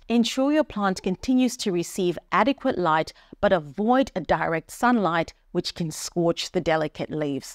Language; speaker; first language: English; native; English